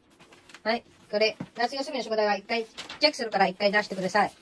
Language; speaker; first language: Japanese; early bilingual, other home language; Filipino